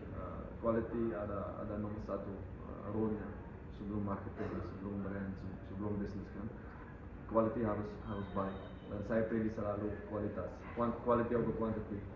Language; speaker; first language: Indonesian; non-native, fluent; Dutch